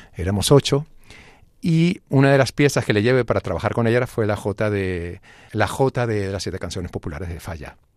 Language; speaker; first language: Spanish; native; Spanish